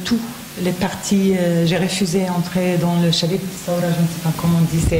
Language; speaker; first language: French; non-native, fluent; Arabic